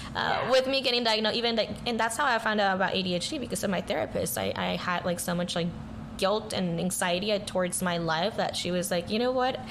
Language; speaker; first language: English; early bilingual, other home language; Spanish